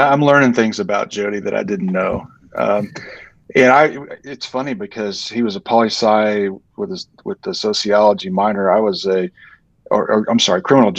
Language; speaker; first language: English; native; English